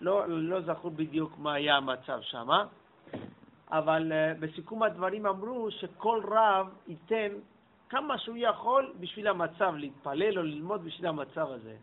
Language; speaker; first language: Hebrew; non-native, fluent; English